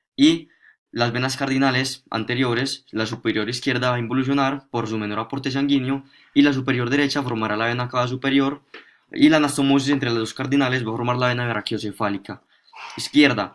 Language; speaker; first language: Spanish; native; Spanish